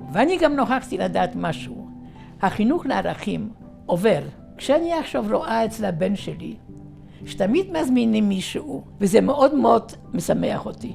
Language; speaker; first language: Hebrew; non-native, fluent; Yiddish